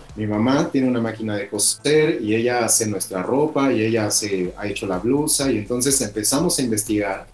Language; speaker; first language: Spanish; native; Spanish